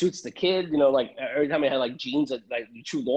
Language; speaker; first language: English; early bilingual, other home language; Italian